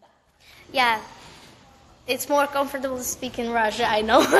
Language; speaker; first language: English; non-native, learner; Russian